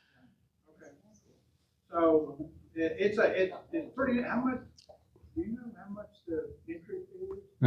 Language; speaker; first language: English; native; English